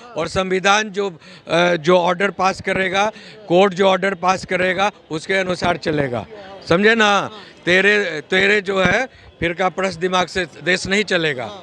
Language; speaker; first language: Hindi; native; Hindi